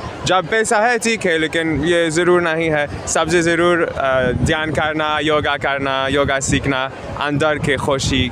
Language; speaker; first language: Hindi; non-native, learner; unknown